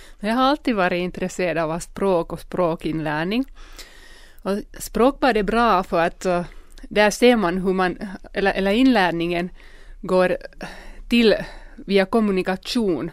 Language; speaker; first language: Swedish; non-native, local second language; Finnish